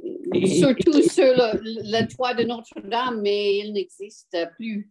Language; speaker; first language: French; non-native, learner; English